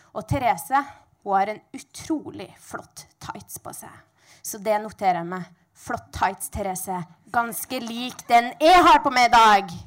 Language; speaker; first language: Norwegian; native; Norwegian